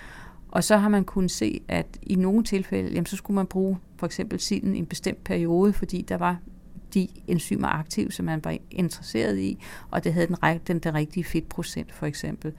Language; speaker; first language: Danish; native; Danish